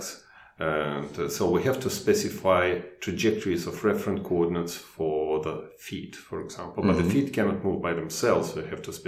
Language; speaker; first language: English; non-native, fluent; Russian